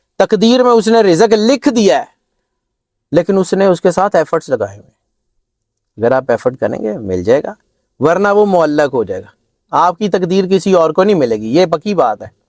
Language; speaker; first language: Urdu; non-native, local second language; Punjabi